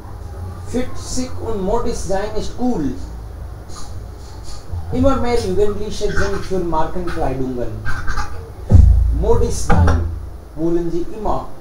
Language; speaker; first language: German; non-native, fluent; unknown